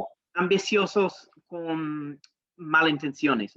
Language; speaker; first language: Spanish; non-native, learner; English